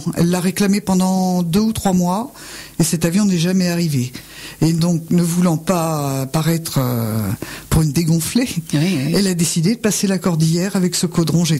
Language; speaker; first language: French; native; French